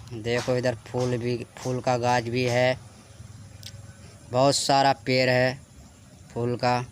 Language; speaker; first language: Hindi; non-native, learner; Bangla